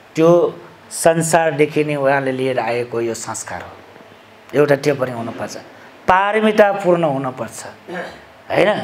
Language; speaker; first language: Nepali; non-native, local second language; Newari